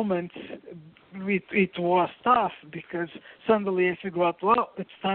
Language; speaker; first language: English; non-native, fluent; Portuguese